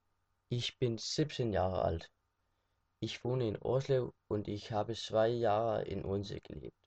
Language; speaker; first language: German; non-native, learner; Danish